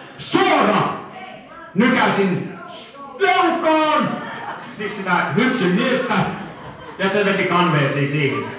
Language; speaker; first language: Finnish; native; Finnish